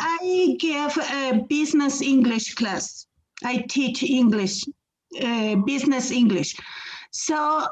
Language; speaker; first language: English; non-native, fluent; Spanish